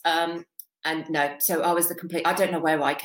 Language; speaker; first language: English; native; English